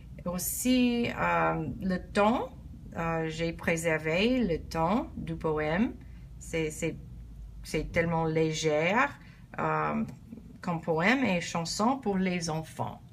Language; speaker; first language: French; non-native, learner; English